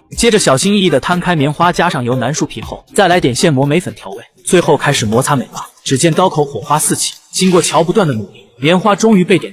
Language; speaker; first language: Chinese; native; Chinese